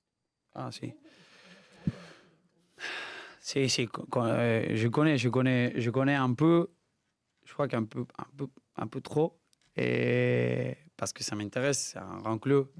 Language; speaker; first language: French; non-native, learner; Spanish